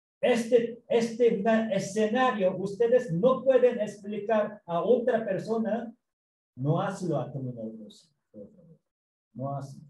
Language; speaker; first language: Spanish; non-native, learner; Korean